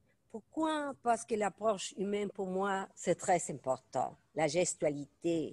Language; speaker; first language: French; non-native, fluent; Spanish